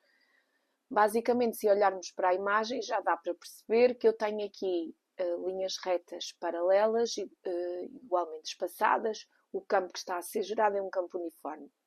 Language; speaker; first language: Portuguese; native; Portuguese